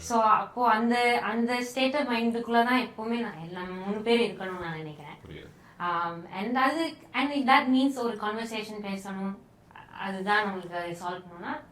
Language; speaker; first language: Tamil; early bilingual, heritage; Tamil